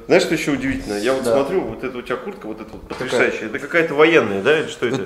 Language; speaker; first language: Russian; native; Russian